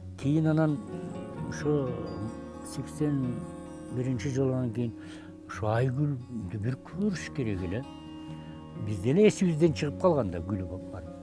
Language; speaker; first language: Kyrgyz; native; Kyrgyz